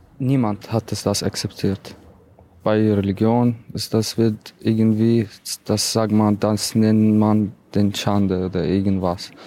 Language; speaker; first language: German; non-native, learner; Arabic